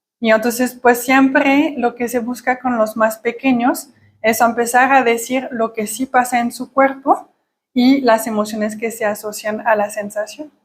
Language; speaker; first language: Spanish; non-native, fluent; French